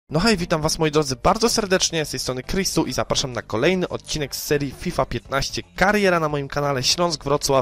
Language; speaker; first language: Polish; native; Polish